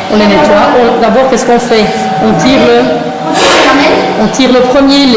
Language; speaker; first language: French; native; French